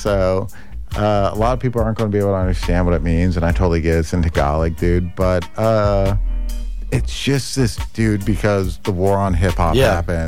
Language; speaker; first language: English; native; English